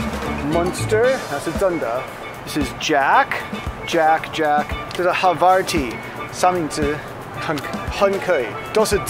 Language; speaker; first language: Chinese; non-native, learner; English